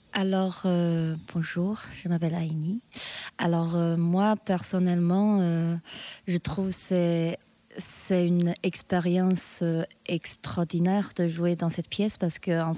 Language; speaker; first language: French; non-native, fluent; Chinese